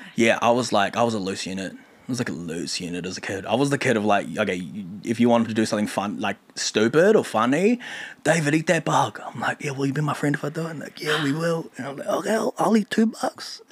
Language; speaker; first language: English; native; English